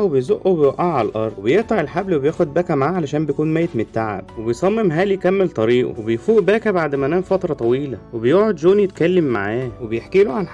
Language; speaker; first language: Arabic; native; Arabic